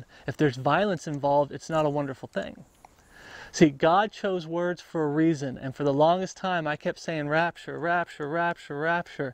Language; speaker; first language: English; native; English